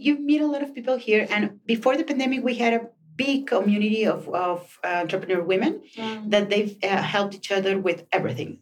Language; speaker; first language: English; non-native, fluent; Spanish